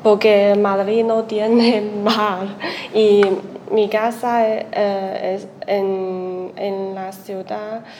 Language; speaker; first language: Spanish; non-native, learner; Chinese